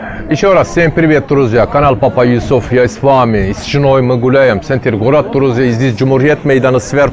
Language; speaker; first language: Russian; non-native, learner; Turkish